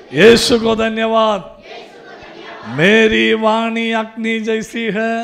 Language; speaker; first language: Hindi; non-native, local second language; Malayalam